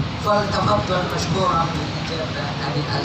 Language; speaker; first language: Arabic; non-native, fluent; Indonesian